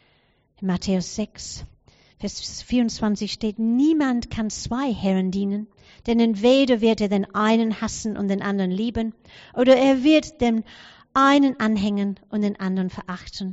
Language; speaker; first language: German; non-native, fluent; English